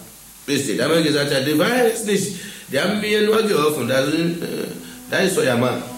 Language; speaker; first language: German; non-native, fluent; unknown